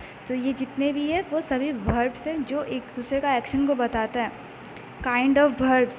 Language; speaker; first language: Hindi; native; Hindi